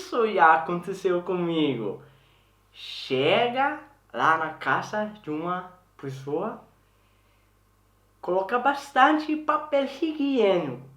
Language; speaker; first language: Portuguese; non-native, learner; Swedish